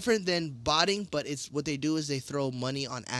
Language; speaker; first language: English; native; English